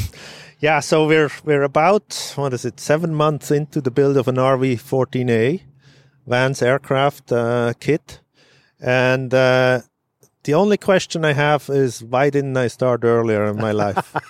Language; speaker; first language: English; non-native, fluent; German